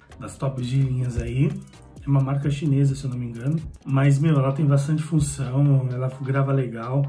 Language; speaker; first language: Portuguese; native; Portuguese